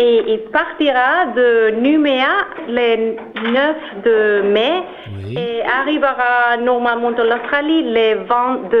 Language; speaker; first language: French; non-native, learner; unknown